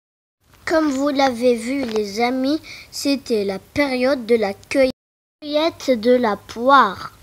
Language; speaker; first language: French; non-native, local second language; Arabic